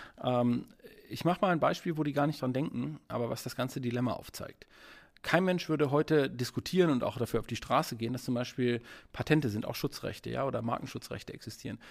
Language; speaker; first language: German; native; German